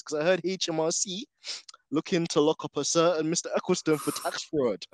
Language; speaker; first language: English; native; English